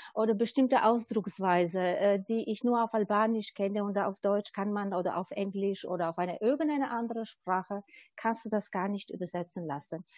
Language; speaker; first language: German; non-native, fluent; Albanian